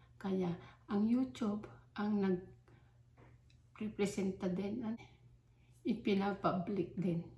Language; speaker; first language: Filipino; non-native, local second language; Iloko